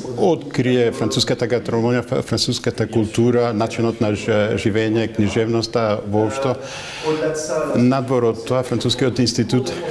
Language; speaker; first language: Macedonian; non-native, fluent; French